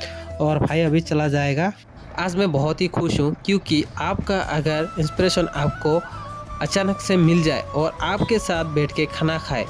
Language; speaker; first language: Hindi; non-native, local second language; Assamese